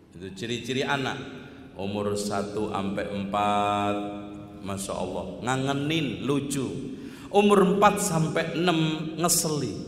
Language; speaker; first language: Indonesian; native; Indonesian